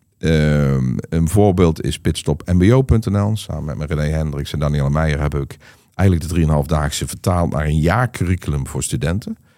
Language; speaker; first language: Dutch; native; Dutch